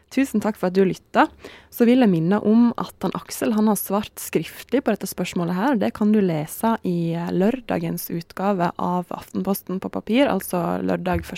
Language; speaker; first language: Norwegian; native; Norwegian